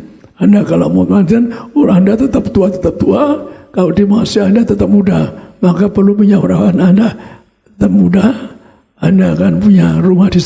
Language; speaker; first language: Indonesian; native; Indonesian